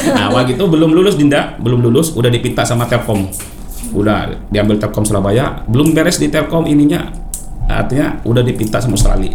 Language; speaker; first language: Indonesian; non-native, local second language; Madurese